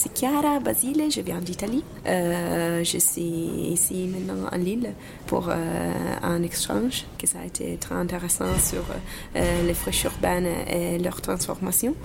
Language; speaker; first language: French; non-native, fluent; Italian